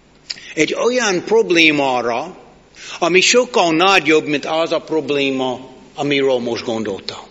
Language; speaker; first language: Hungarian; non-native, learner; English